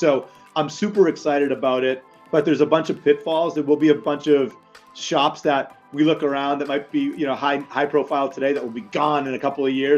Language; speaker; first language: English; native; English